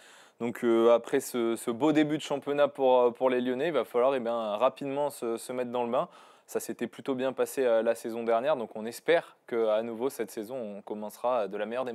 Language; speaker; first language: French; native; French